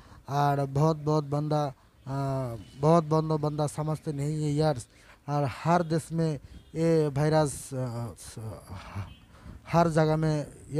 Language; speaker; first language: Hindi; non-native, learner; Bangla